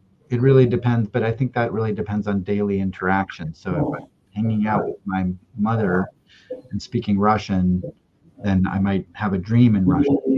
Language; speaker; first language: English; early bilingual, other home language; Russian